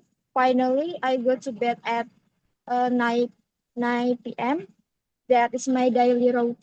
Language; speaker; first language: English; non-native, learner; Indonesian